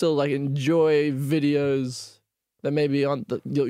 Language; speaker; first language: English; native; English